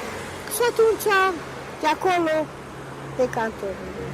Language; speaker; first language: Romanian; non-native, local second language; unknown